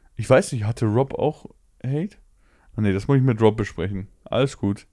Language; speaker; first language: German; early bilingual, other home language; Polish